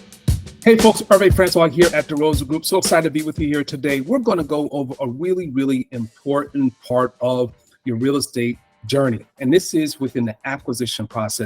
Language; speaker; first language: English; native; English